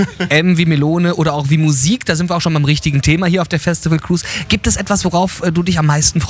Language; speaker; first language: German; native; German